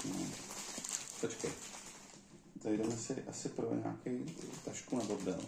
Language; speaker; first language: Czech; native; Czech